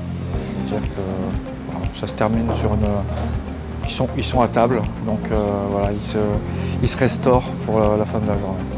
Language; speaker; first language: French; native; French